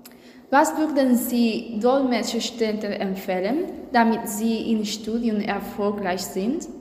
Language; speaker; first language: German; non-native, fluent; Spanish